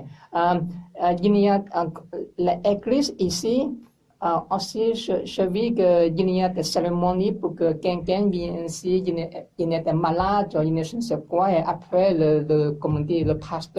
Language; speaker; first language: French; non-native, learner; English